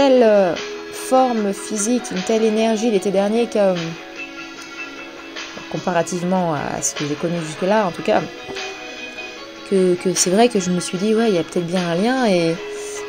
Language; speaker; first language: French; native; French